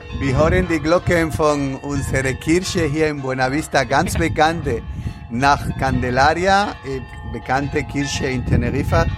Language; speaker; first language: German; non-native, learner; Spanish